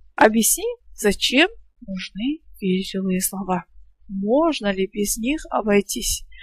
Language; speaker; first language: Russian; non-native, local second language; Kazakh